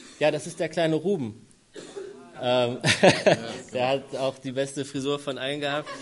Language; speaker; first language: German; native; German